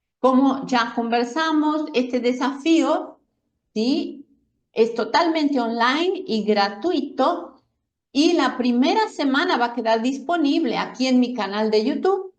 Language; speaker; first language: Spanish; native; Spanish